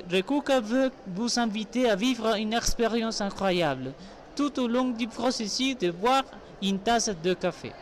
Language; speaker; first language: French; non-native, learner; Spanish